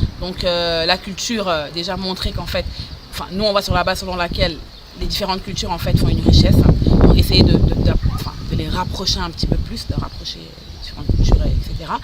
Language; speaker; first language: French; non-native, local second language; Arabic